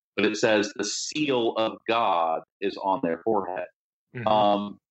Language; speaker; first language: English; native; English